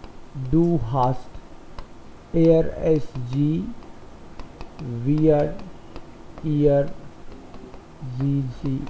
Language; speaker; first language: German; non-native, learner; Hindi